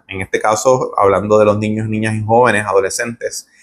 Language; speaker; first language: Spanish; native; Spanish